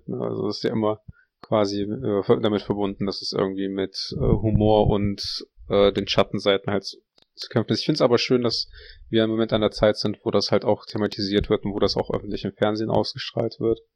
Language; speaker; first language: German; native; German